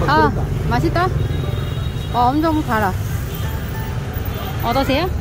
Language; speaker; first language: Korean; non-native, learner; Vietnamese